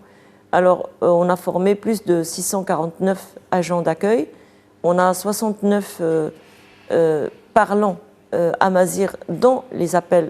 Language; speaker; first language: French; non-native, local second language; Arabic